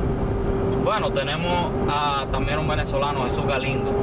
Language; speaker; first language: Spanish; native; Spanish